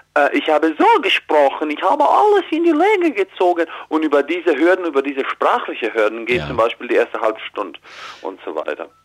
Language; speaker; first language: German; early bilingual, heritage; Croatian